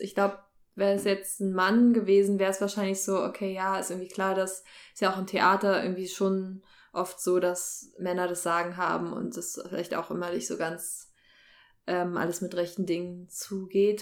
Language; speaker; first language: German; native; German